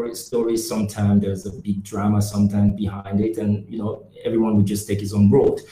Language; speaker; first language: English; non-native, local second language; French